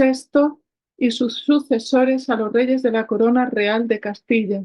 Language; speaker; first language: Spanish; native; Spanish